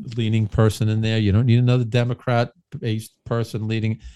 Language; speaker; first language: English; native; English